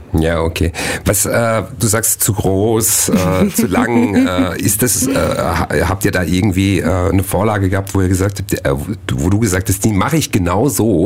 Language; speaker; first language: German; native; German